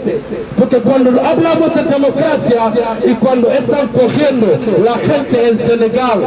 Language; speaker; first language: Spanish; non-native, fluent; Wolof